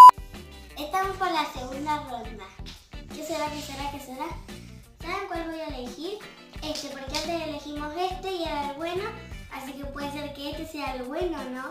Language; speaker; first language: Spanish; native; Spanish